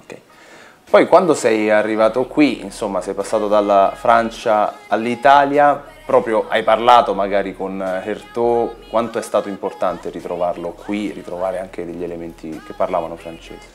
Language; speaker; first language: Italian; native; Italian